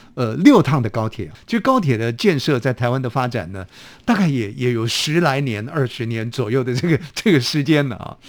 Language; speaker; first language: Chinese; native; Chinese